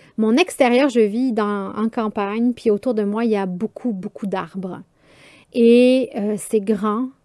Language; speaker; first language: French; native; French